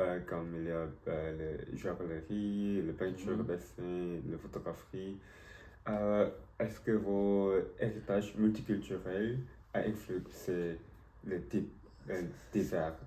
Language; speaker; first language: French; non-native, learner; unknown